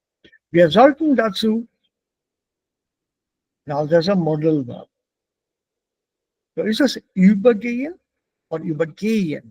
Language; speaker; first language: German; non-native, fluent; Hindi